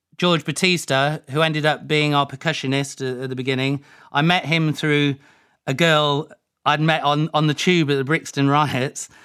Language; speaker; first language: English; native; English